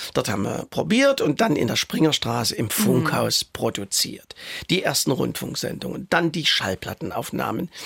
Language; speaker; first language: German; native; German